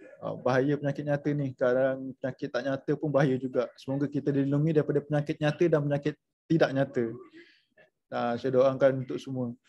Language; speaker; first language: Malay; native; Malay